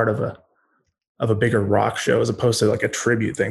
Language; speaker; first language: English; native; English